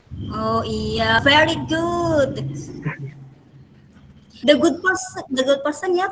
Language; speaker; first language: English; non-native, fluent; Indonesian